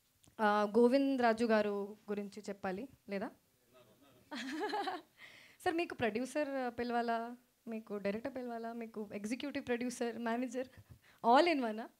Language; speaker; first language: Telugu; non-native, fluent; Hindi